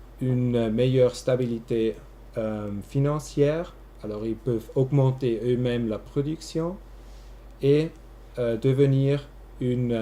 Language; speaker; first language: French; non-native, local second language; German